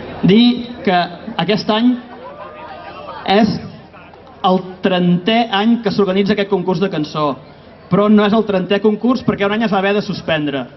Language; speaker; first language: Catalan; native; Catalan